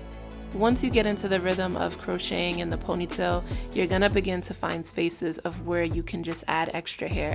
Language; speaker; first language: English; native; English